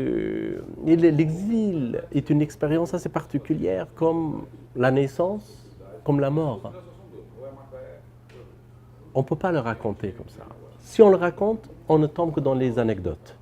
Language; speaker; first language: French; non-native, fluent; Persian